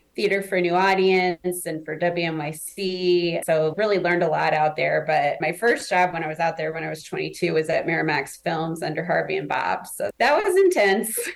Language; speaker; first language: English; native; English